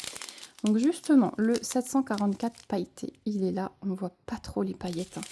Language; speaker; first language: French; native; French